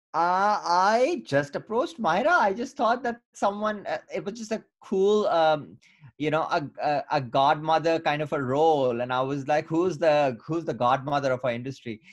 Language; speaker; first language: English; non-native, local second language; Urdu